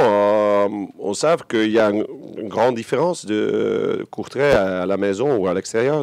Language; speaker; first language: French; non-native, local second language; Dutch